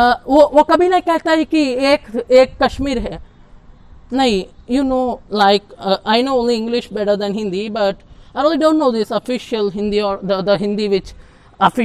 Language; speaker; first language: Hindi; non-native, local second language; Telugu